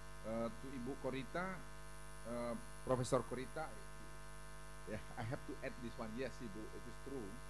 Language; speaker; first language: English; non-native, fluent; Indonesian